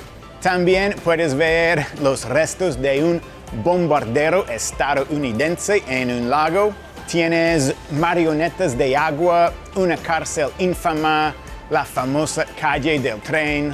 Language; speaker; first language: Spanish; non-native, fluent; English